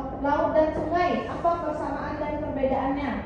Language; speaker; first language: Indonesian; native; Indonesian